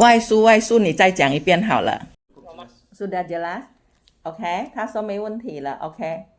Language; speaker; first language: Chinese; non-native, fluent; Indonesian